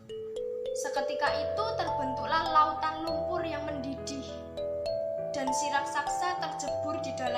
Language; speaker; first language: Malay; non-native, local second language; Javanese